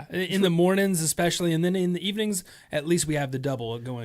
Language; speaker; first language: English; native; English